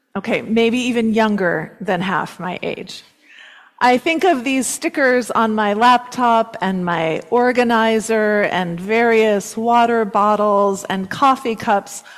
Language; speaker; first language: English; native; English